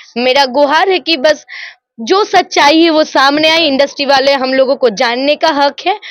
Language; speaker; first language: Hindi; non-native, local second language; Bangla